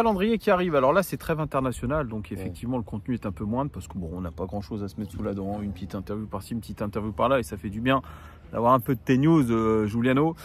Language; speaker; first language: French; native; French